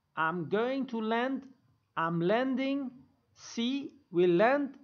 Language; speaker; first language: English; non-native, fluent; Persian